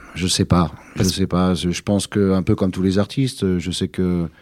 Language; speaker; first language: French; native; French